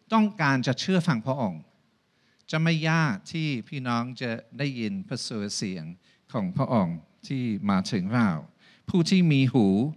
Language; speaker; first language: Thai; non-native, fluent; English